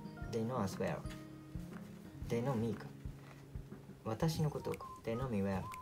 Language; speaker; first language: English; non-native, learner; Japanese